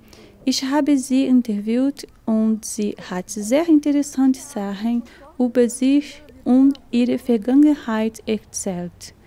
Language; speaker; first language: German; non-native, fluent; Portuguese